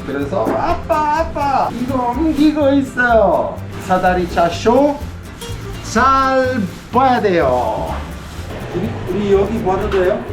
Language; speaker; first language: Korean; non-native, learner; Italian